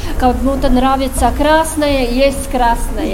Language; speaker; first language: Russian; non-native, local second language; Latvian